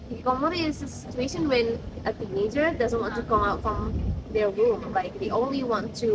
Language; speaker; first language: English; non-native, learner; Indonesian